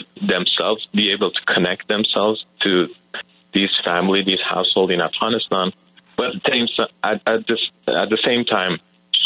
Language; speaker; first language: English; non-native, fluent; Persian